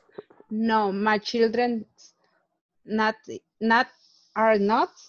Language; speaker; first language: English; non-native, learner; Spanish